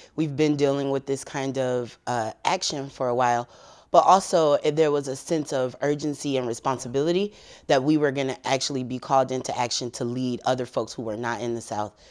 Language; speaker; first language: English; native; English